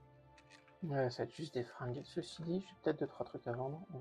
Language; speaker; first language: French; native; French